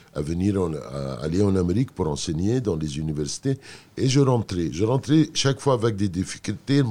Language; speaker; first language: French; non-native, fluent; Arabic